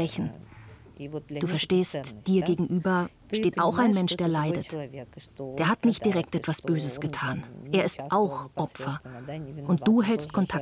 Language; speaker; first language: German; non-native, fluent; Russian